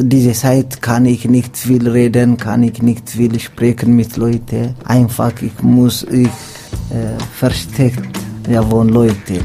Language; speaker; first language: German; non-native, learner; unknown